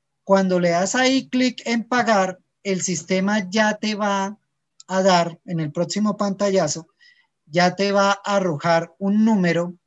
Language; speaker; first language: Spanish; native; Spanish